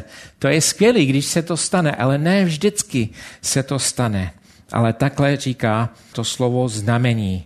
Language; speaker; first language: Czech; non-native, fluent; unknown